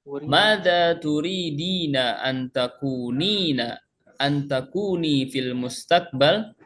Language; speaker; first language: Arabic; non-native, fluent; Indonesian